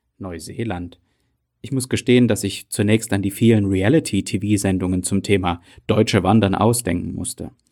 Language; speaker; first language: German; native; German